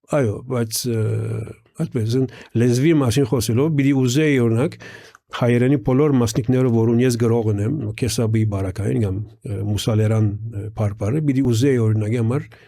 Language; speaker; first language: Armenian; early bilingual, heritage; Armenian